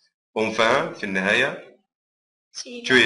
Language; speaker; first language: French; non-native, fluent; Arabic